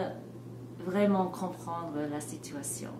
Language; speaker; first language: French; non-native, fluent; English